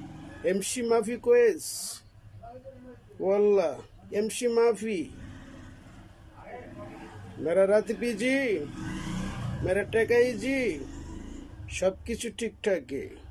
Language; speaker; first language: Hindi; non-native, learner; Bangla